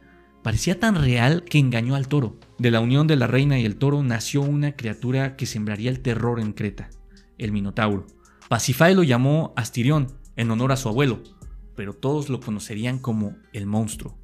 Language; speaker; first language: Spanish; native; Spanish